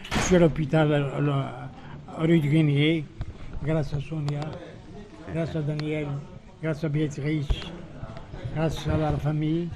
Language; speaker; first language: French; non-native, local second language; Arabic